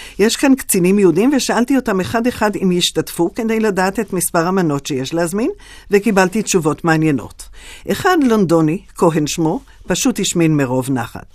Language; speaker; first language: Hebrew; native; Hebrew